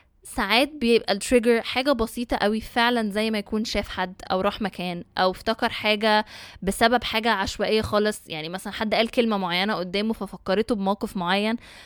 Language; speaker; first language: Arabic; early bilingual, heritage; Arabic